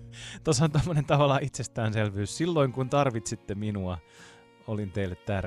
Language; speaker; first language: Finnish; native; Finnish